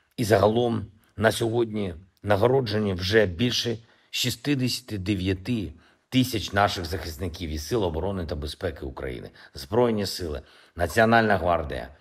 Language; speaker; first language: Ukrainian; non-native, local second language; Russian